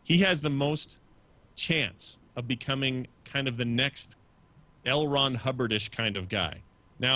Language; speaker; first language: English; native; English